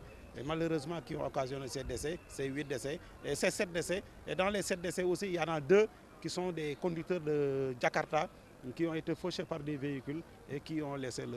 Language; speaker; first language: French; non-native, local second language; Wolof